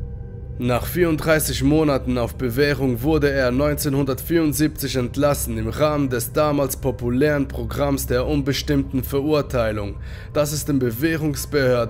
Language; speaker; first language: German; native; German